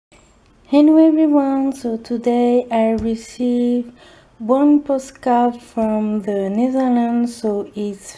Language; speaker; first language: English; non-native, learner; French